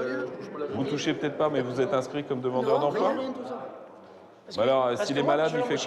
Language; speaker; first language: French; native; French